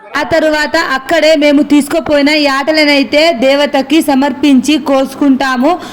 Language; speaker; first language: Telugu; non-native, local second language; Lambadi